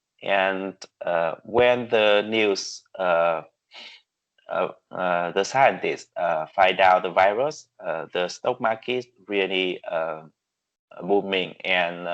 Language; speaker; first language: English; non-native, learner; Vietnamese